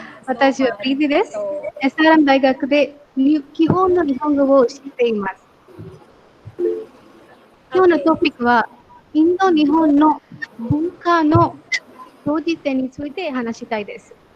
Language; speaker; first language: Japanese; non-native, learner; Tamil